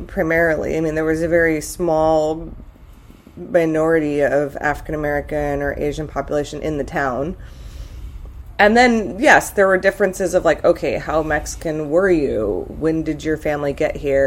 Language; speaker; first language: English; native; English